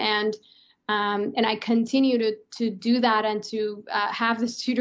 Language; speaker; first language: English; non-native, fluent; Persian